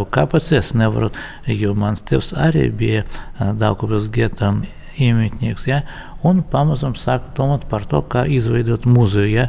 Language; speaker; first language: Latvian; non-native, local second language; Russian